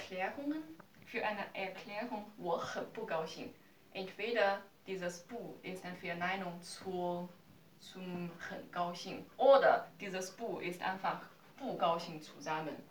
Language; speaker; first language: German; non-native, learner; Chinese